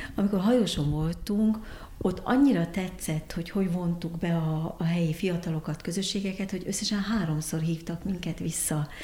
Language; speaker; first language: Hungarian; early bilingual, heritage; Hungarian